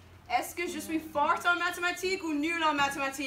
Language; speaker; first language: French; non-native, fluent; English